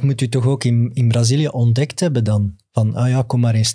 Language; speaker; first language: Dutch; native; Dutch